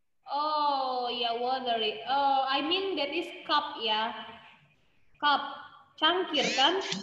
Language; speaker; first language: English; non-native, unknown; Indonesian